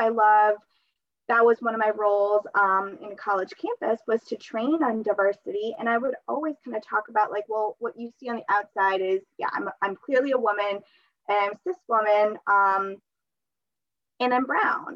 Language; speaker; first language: English; early bilingual, other home language; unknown